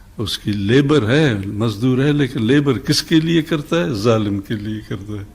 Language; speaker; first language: Urdu; non-native, local second language; Baluchi